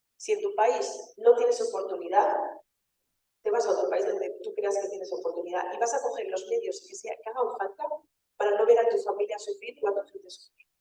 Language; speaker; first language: Spanish; early bilingual, other home language; Wolof